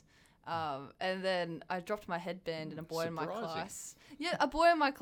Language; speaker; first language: English; native; English